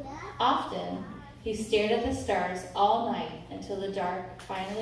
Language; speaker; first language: English; native; English